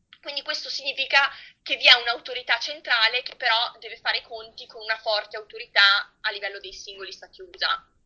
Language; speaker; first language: Italian; native; Italian